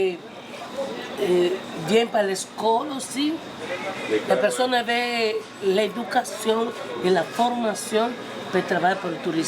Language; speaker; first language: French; non-native, learner; Spanish